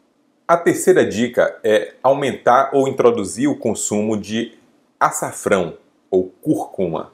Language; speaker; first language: Portuguese; native; Portuguese